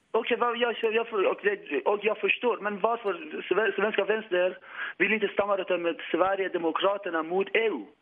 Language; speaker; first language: Swedish; non-native, learner; Persian